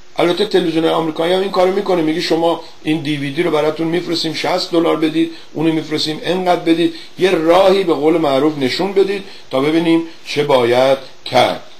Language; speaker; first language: Persian; native; Persian